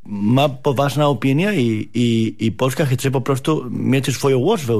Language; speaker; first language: Polish; non-native, fluent; Spanish